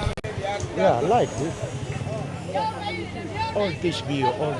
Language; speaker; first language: English; non-native, learner; Arabic